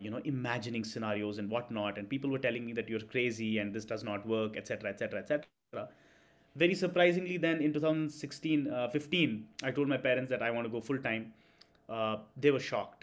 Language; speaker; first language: English; non-native, local second language; Kashmiri